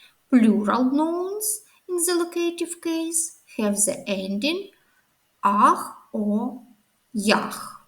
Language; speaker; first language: English; non-native, fluent; Ukrainian